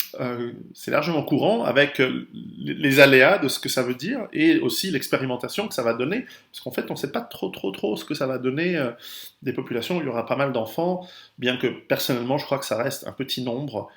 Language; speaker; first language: French; native; French